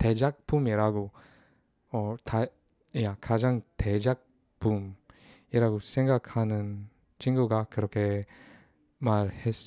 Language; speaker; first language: Korean; non-native, learner; Filipino